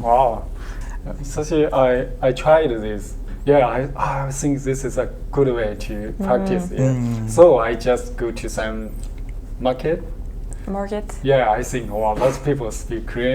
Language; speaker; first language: English; non-native, learner; Chinese